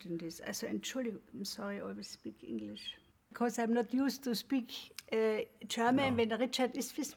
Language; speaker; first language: English; non-native, fluent; German